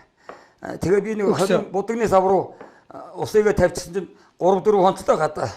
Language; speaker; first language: Mongolian; native; Mongolian